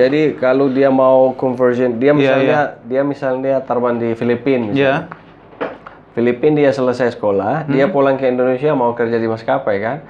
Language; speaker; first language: Indonesian; non-native, fluent; Arabic